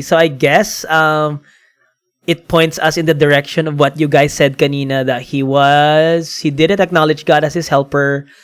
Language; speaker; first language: English; non-native, local second language; Filipino